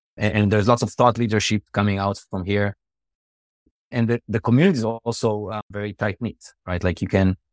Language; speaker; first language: English; non-native, fluent; Hebrew